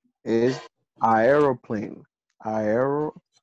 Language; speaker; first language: English; non-native, fluent; Spanish